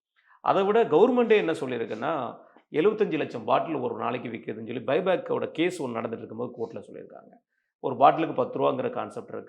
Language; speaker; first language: Tamil; native; Tamil